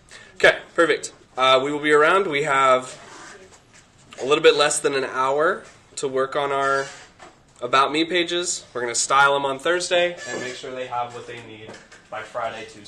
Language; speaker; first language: English; native; English